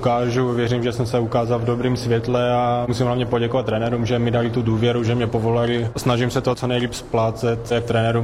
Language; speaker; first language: Czech; native; Czech